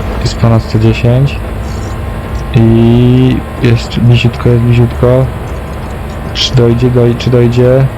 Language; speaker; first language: Polish; native; Polish